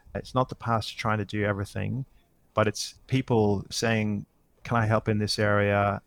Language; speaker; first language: English; native; English